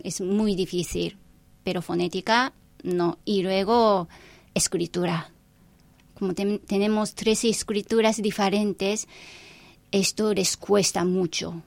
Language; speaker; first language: Spanish; non-native, fluent; Japanese